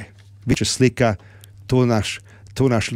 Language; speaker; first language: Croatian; early bilingual, heritage; Serbian